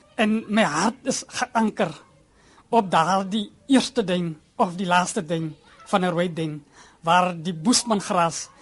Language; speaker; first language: Afrikaans; native; Afrikaans